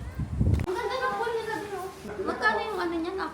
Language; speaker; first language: Filipino; native; Filipino